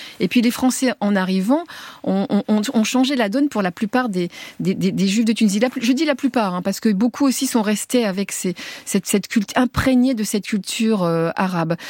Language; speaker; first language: French; early bilingual, other home language; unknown